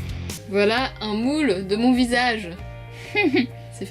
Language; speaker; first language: French; native; French